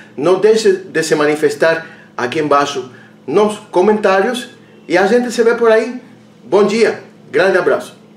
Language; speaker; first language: Portuguese; non-native, fluent; Spanish